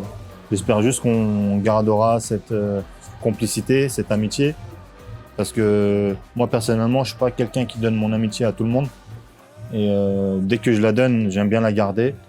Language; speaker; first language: French; native; French